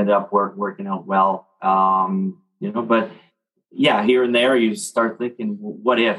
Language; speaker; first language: English; non-native, fluent; French